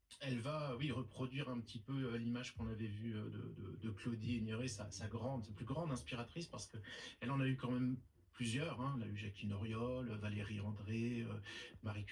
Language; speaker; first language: French; native; French